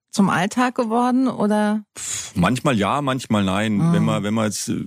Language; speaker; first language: German; native; German